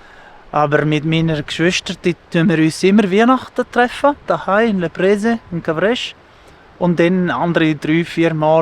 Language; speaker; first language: German; non-native, local second language; Italian